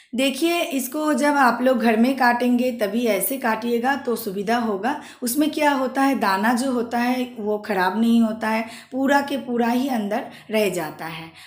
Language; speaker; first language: Hindi; non-native, local second language; Bangla